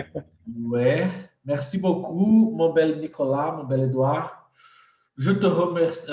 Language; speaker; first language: French; non-native, fluent; Portuguese